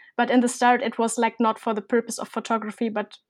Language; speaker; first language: English; non-native, fluent; German